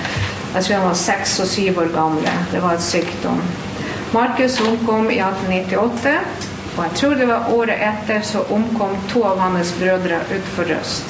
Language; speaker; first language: Norwegian; non-native, fluent; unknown